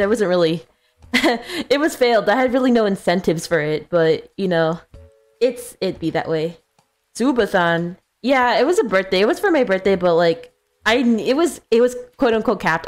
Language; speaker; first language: English; early bilingual, other home language; Spanish